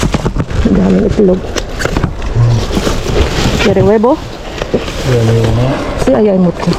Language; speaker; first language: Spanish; non-native, fluent; Filipino